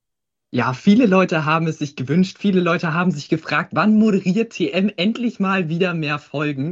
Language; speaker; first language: German; native; German